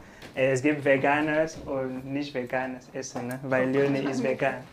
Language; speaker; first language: German; non-native, learner; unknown